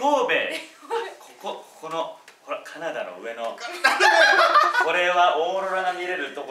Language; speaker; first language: Japanese; native; Japanese